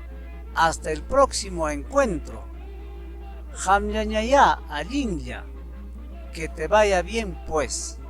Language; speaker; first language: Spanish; non-native, local second language; Quechua